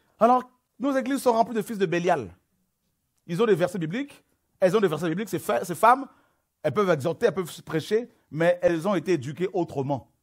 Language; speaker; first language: French; non-native, local second language; Lingala